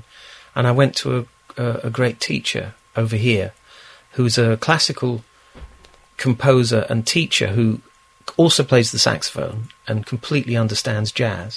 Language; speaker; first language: English; native; English